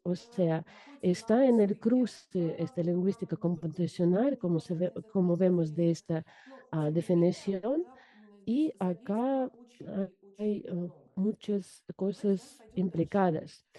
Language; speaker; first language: Spanish; non-native, fluent; Russian